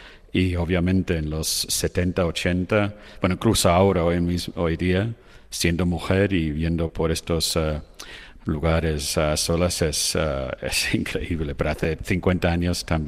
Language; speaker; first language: Spanish; non-native, fluent; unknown